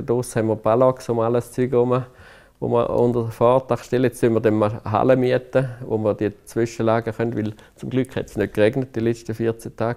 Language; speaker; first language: German; native; German